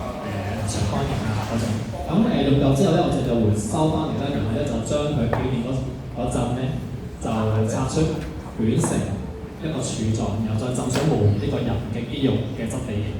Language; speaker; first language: Cantonese; native; Cantonese